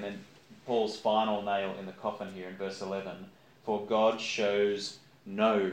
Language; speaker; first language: English; native; English